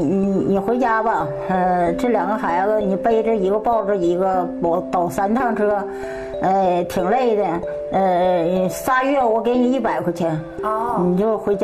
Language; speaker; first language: Chinese; native; Chinese